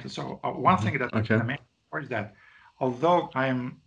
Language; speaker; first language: English; non-native, fluent; Portuguese